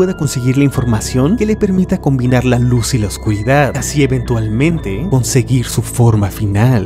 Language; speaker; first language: Spanish; native; Spanish